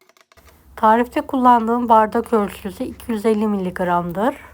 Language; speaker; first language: Turkish; native; Turkish